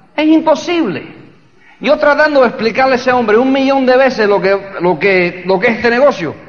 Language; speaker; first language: Spanish; early bilingual, heritage; Spanish